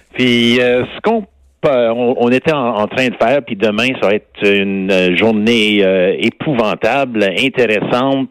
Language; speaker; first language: French; non-native, fluent; English